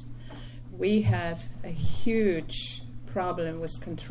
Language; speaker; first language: English; non-native, fluent; Polish